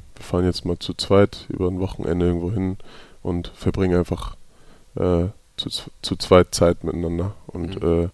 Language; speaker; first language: German; native; German